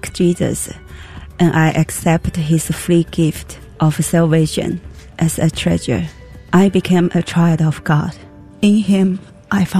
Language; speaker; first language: English; non-native, fluent; Chinese